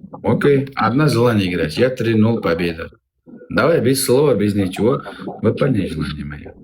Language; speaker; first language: Russian; non-native, learner; Uzbek